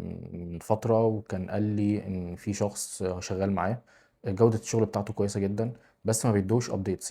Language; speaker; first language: Arabic; native; Arabic